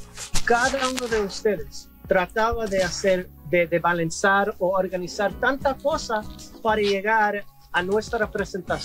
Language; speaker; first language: Spanish; early bilingual, heritage; English